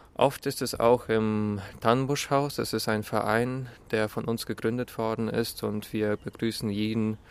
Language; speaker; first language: German; early bilingual, other home language; Russian